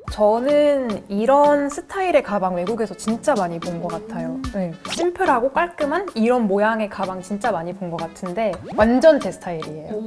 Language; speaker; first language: Korean; non-native, fluent; French